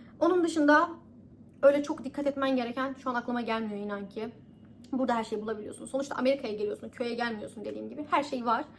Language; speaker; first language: Turkish; native; Turkish